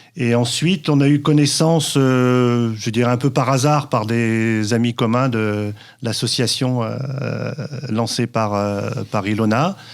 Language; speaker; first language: French; native; French